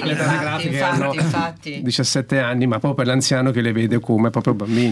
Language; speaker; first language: Italian; native; Italian